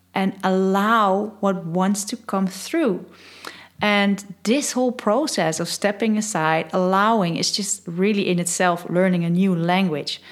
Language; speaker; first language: English; non-native, fluent; Dutch